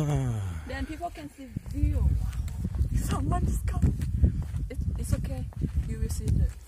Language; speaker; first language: English; non-native, learner; Thai